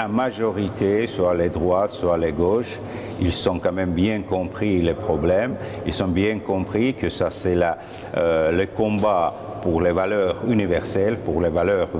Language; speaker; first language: French; non-native, fluent; Armenian